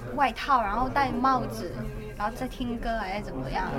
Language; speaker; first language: Chinese; native; Chinese